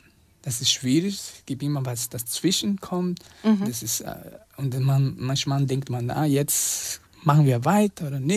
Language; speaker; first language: German; non-native, learner; Portuguese